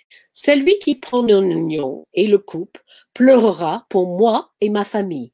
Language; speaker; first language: French; non-native, fluent; Arabic